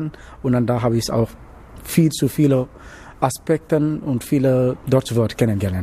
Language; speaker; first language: German; non-native, learner; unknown